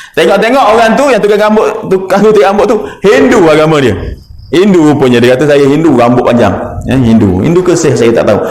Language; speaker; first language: Malay; native; Malay